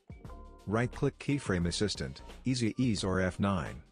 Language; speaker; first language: English; non-native, fluent; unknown